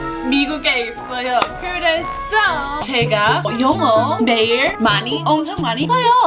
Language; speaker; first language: Korean; non-native, fluent; English